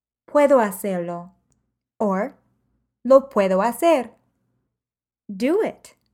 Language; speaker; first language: Spanish; non-native, fluent; English